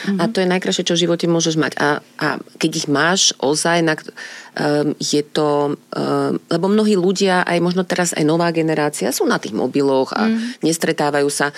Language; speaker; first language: Slovak; native; Slovak